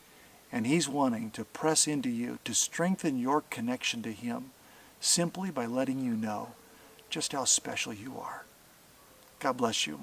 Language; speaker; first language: English; native; English